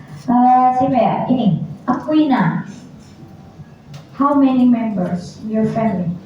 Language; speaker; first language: English; non-native, learner; Indonesian